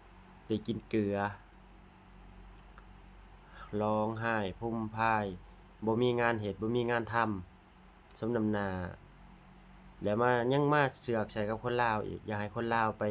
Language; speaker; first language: Thai; non-native, local second language; Lao